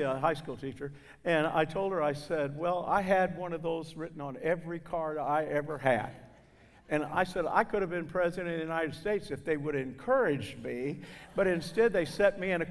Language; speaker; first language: English; native; English